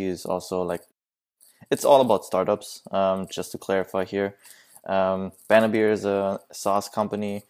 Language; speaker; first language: English; non-native, fluent; German